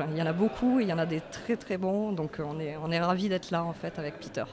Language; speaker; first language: French; native; French